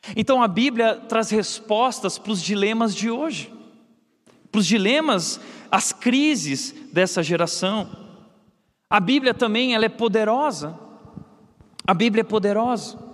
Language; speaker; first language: Portuguese; native; Portuguese